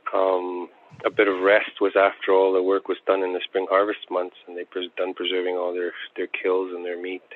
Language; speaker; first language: English; native; English